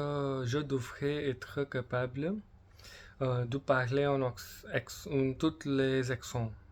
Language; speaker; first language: French; non-native, learner; English